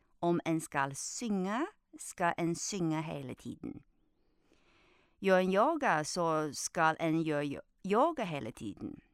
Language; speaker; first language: Norwegian; non-native, fluent; Chinese